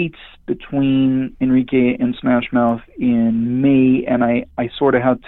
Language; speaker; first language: English; non-native, fluent; Hebrew